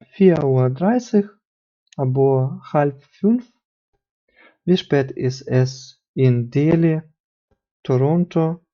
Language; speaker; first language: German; non-native, fluent; Ukrainian